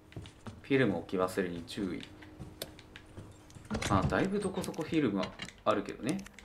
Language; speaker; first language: Japanese; native; Japanese